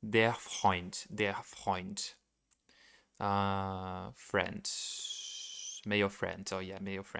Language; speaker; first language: German; non-native, learner; Portuguese